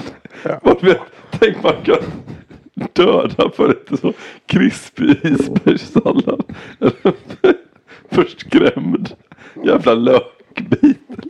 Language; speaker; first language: Swedish; native; Swedish